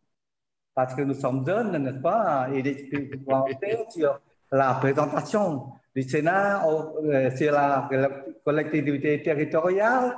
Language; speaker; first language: French; non-native, learner; Khmer